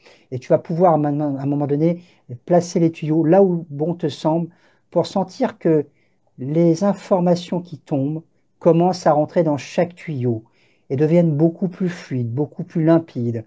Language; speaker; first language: French; native; French